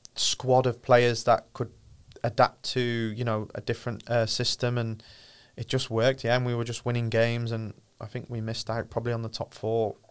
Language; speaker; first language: English; native; English